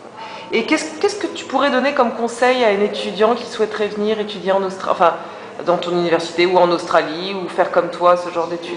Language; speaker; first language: French; native; French